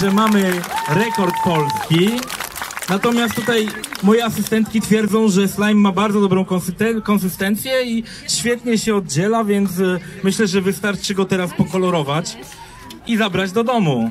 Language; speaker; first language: Polish; native; Polish